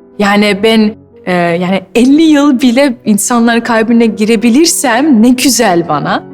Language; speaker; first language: Turkish; early bilingual, heritage; Turkish